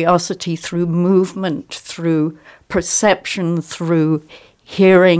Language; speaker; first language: English; native; English